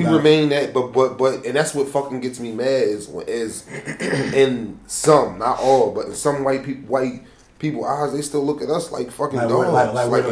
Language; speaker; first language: English; native; English